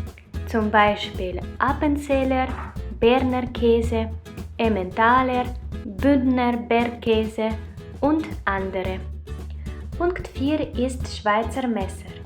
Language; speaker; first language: German; non-native, fluent; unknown